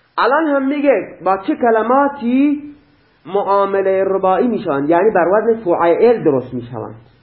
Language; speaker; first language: Persian; native; Persian